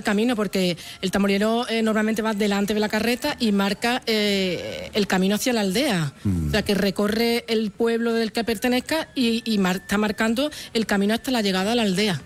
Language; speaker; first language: Spanish; native; Spanish